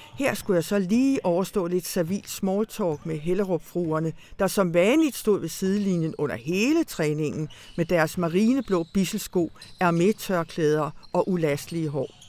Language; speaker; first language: Danish; early bilingual, other home language; Hungarian